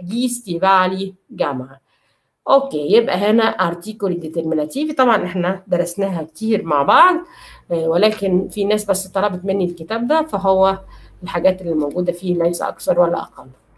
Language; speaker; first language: Arabic; native; Arabic